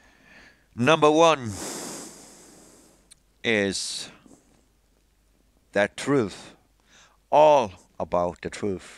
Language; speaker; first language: English; non-native, fluent; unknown